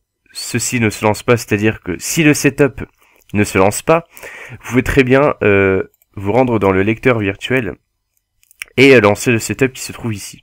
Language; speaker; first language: French; native; French